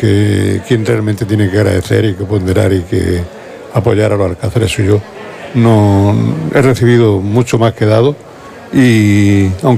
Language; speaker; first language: Spanish; native; Spanish